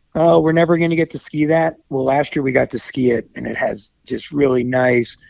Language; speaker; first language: English; native; English